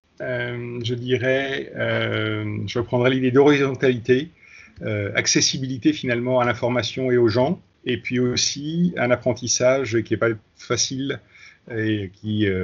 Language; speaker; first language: French; native; French